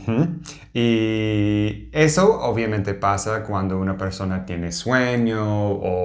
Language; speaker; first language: Spanish; non-native, fluent; English